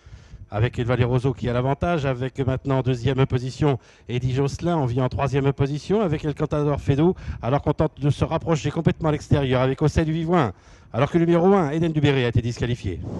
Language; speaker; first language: French; native; French